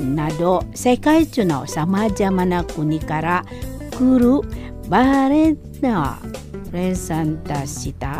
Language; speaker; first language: Japanese; non-native, fluent; Indonesian